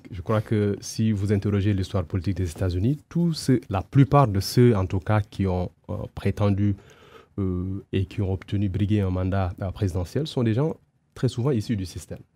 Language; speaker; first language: French; non-native, local second language; Wolof